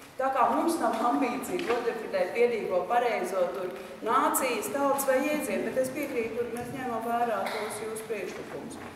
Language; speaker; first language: Latvian; native; Latvian